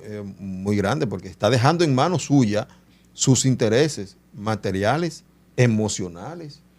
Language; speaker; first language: Spanish; native; Spanish